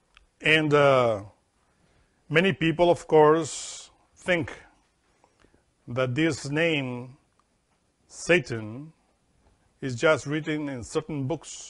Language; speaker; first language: English; non-native, fluent; Spanish